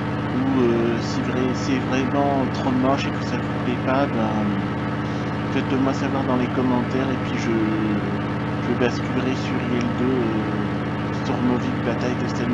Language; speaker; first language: French; native; French